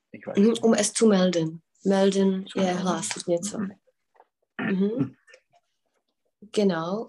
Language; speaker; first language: German; non-native, fluent; Czech